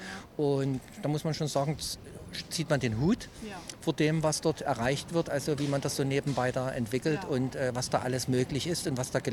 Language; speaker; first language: German; native; German